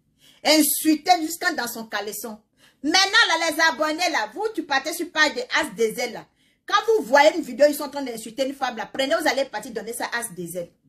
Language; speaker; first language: French; non-native, local second language; Baoulé